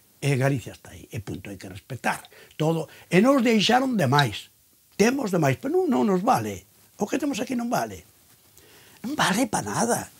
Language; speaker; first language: Galician; native; Galician